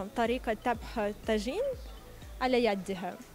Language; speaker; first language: Arabic; non-native, fluent; Ukrainian